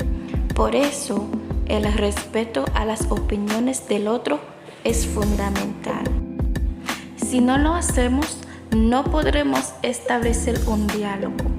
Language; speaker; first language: Spanish; non-native, learner; Haitian Creole